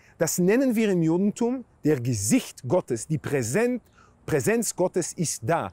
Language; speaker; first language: German; non-native, fluent; Hebrew